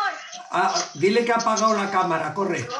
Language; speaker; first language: Spanish; native; Spanish